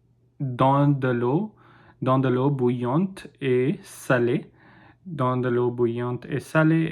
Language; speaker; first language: French; non-native, learner; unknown